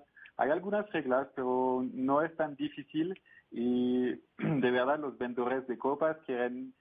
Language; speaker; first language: Spanish; non-native, fluent; French